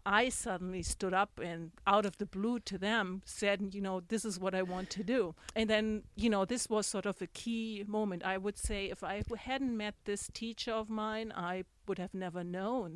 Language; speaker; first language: English; non-native, fluent; German